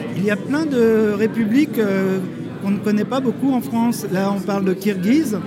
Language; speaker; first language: French; native; French